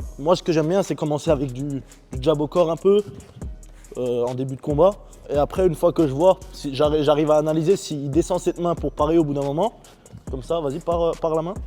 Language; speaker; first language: French; early bilingual, other home language; Chechen